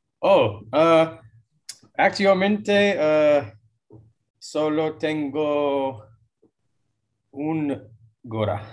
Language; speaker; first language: Spanish; non-native, learner; English